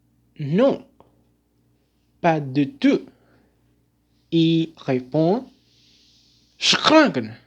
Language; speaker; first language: French; non-native, learner; Spanish